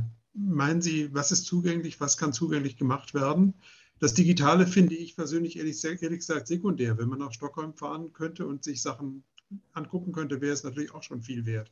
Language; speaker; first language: German; native; German